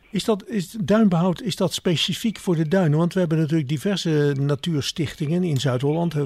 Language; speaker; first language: Dutch; native; Dutch